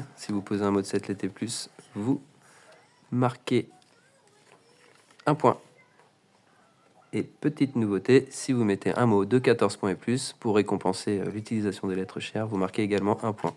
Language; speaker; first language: French; native; French